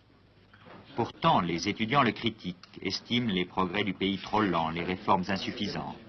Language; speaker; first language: French; native; French